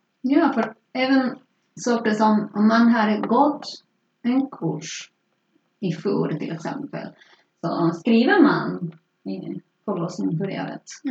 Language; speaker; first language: Swedish; non-native, fluent; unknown